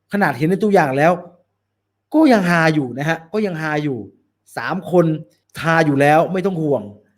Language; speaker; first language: Thai; native; Thai